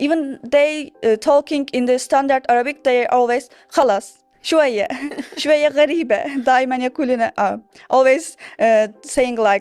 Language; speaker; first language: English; non-native, learner; Turkish